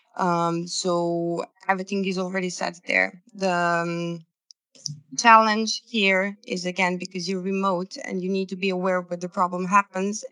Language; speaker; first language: English; non-native, fluent; Serbian